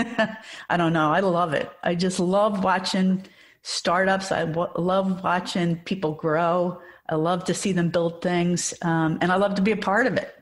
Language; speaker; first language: English; native; English